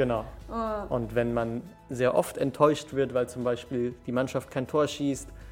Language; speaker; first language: German; early bilingual, other home language; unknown